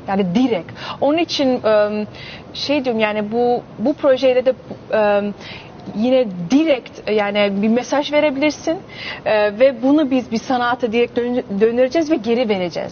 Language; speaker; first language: Turkish; early bilingual, heritage; Turkish